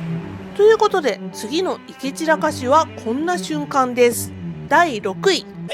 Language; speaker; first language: Japanese; native; Japanese